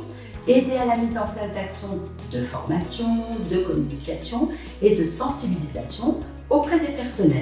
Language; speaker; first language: French; native; French